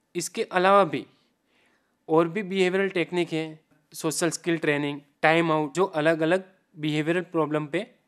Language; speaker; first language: Hindi; non-native, local second language; Gujarati